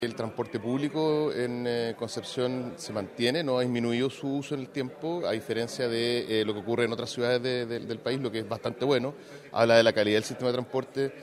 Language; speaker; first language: Spanish; native; Spanish